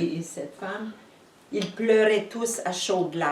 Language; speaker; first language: French; native; French